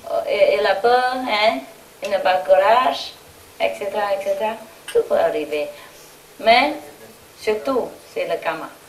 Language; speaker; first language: French; non-native, fluent; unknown